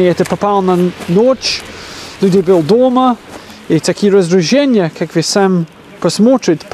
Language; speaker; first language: Russian; non-native, learner; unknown